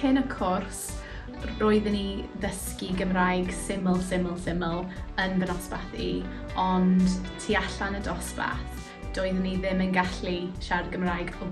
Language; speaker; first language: Welsh; non-native, local second language; English